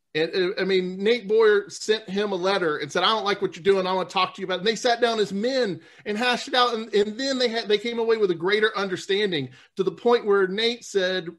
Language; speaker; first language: English; native; English